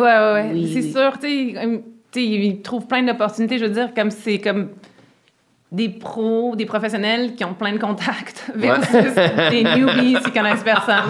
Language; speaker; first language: French; native; French